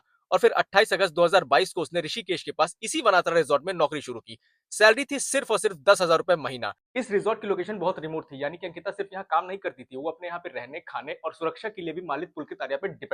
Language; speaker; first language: Hindi; native; Hindi